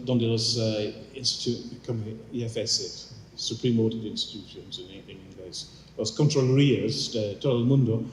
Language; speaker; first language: Spanish; non-native, fluent; English